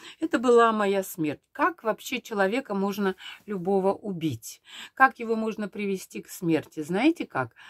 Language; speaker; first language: Russian; native; Russian